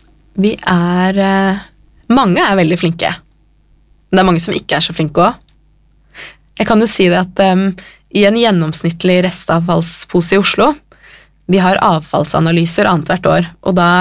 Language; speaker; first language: Norwegian; native; Norwegian